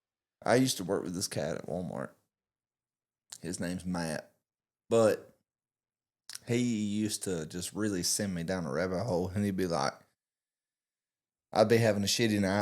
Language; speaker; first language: English; native; English